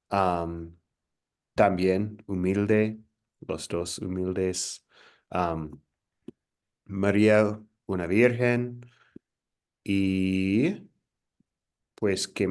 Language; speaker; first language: Spanish; non-native, fluent; English